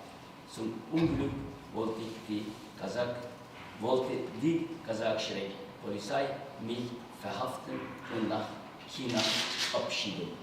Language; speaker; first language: German; non-native, fluent; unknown